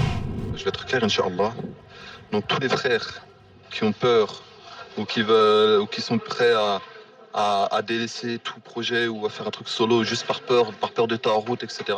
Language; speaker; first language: French; native; French